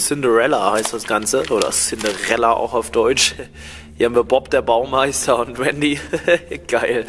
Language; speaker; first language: German; native; German